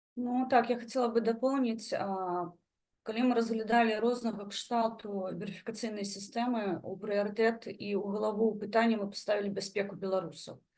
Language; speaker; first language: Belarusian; non-native, local second language; Russian